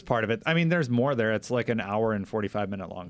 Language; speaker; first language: English; native; English